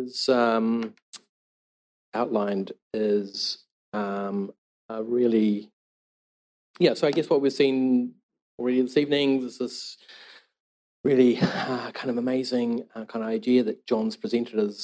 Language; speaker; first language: English; native; English